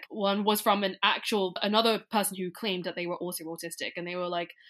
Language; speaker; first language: English; non-native, local second language; Cantonese